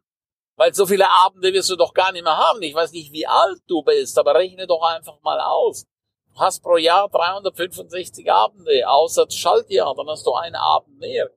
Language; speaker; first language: German; non-native, local second language; Romansh